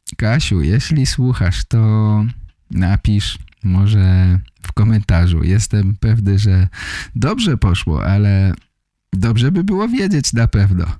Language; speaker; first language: Polish; native; Polish